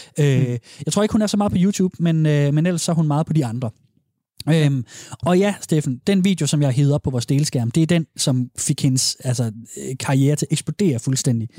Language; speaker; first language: Danish; native; Danish